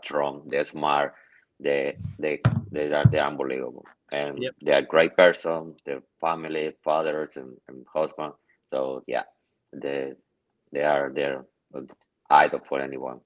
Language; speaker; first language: English; non-native, learner; Spanish